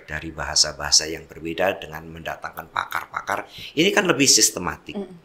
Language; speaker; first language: Indonesian; non-native, local second language; Javanese